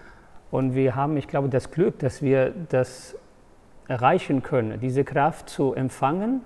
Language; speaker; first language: German; non-native, fluent; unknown